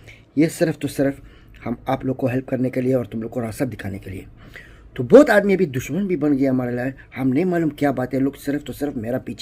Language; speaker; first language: Hindi; non-native, learner; Arabic